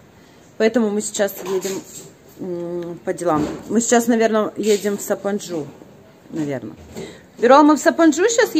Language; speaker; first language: Russian; native; Russian